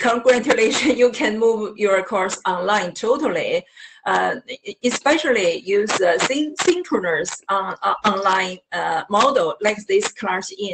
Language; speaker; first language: English; non-native, learner; Chinese